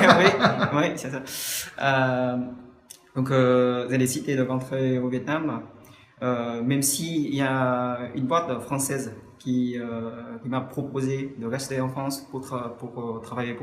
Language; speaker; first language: French; non-native, fluent; Vietnamese